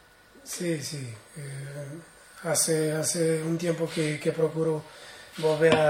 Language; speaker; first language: Spanish; non-native, fluent; Portuguese